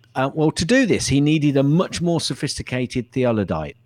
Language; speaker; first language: English; native; English